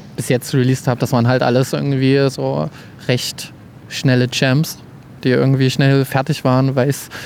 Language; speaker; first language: German; native; German